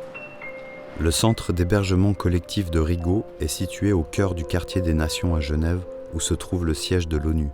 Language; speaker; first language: French; native; French